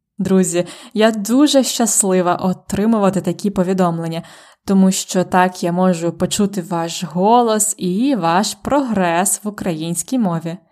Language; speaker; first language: Ukrainian; native; Ukrainian